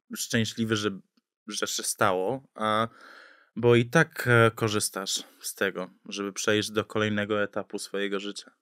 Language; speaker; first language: Polish; early bilingual, heritage; English